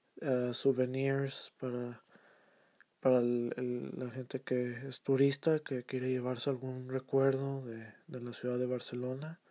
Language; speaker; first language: Spanish; early bilingual, heritage; Spanish